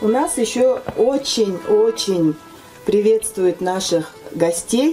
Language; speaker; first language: Russian; non-native, local second language; Turkish